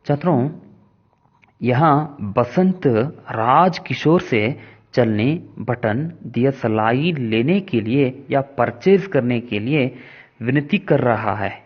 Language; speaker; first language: Hindi; non-native, local second language; Kannada